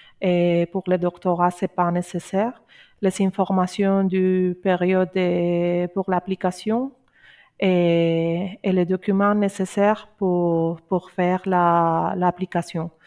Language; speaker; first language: French; non-native, learner; Spanish